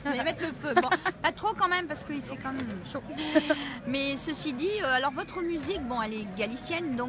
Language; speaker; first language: French; native; French